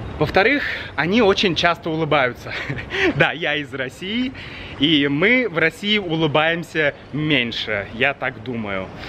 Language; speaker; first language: Russian; native; Russian